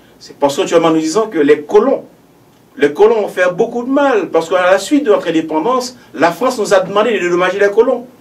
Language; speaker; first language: French; non-native, local second language; Haitian Creole